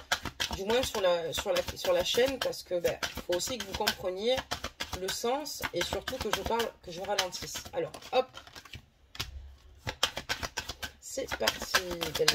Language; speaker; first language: French; native; French